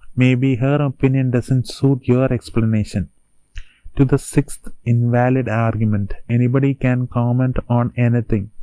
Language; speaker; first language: English; non-native, local second language; Malayalam